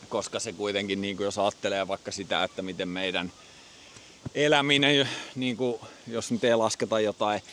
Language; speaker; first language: Finnish; native; Finnish